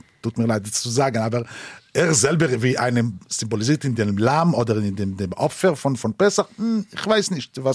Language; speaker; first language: German; non-native, learner; Hebrew